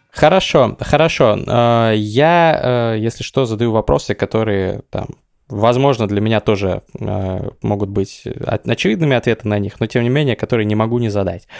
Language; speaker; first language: Russian; native; Russian